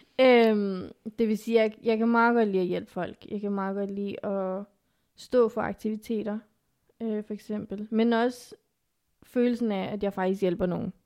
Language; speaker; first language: Danish; early bilingual, other home language; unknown